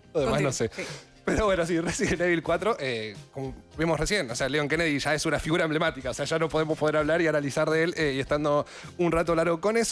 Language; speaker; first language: Spanish; native; Spanish